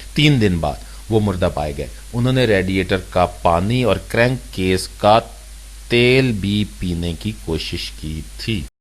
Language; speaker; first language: Urdu; native; Urdu